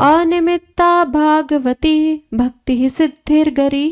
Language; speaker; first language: Hindi; native; Hindi